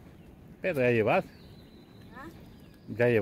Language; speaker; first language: Spanish; native; Spanish